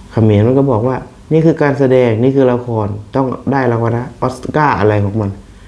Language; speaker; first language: Thai; native; Thai